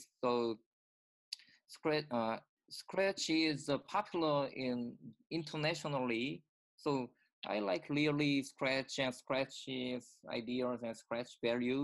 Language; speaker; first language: English; non-native, learner; Korean